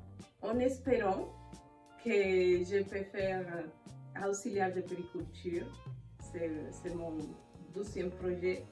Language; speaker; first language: French; non-native, learner; Spanish